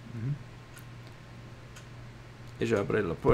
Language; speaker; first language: Spanish; non-native, learner; English